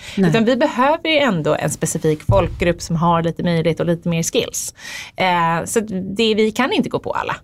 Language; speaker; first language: Swedish; native; Swedish